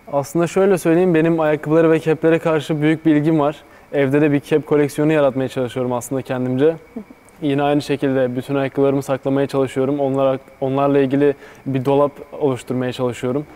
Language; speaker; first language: Turkish; native; Turkish